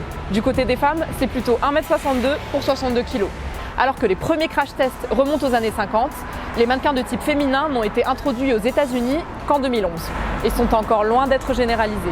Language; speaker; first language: French; native; French